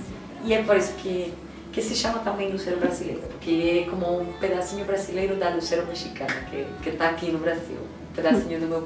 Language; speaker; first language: Portuguese; non-native, fluent; Spanish